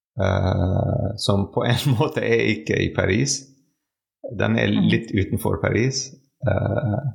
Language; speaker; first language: Norwegian; non-native, fluent; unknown